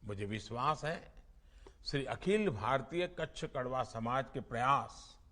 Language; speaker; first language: Hindi; non-native, local second language; Gujarati